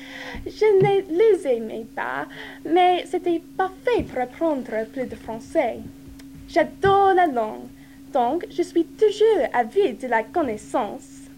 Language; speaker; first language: French; non-native, learner; English